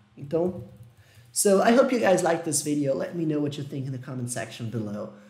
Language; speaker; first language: English; non-native, fluent; Portuguese